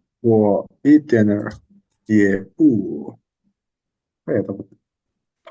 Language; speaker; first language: Chinese; non-native, learner; Indonesian